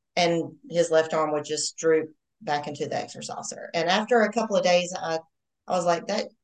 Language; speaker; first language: English; native; English